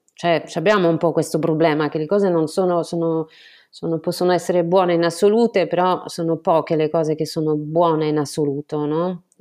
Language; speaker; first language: Italian; non-native, fluent; French